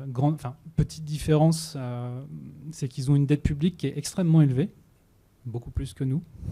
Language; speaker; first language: French; native; French